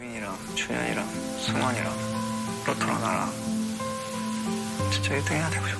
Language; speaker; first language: Korean; non-native, learner; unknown